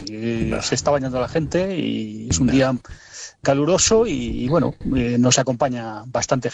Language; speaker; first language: Spanish; native; Spanish